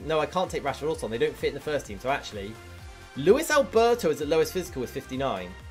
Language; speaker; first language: English; native; English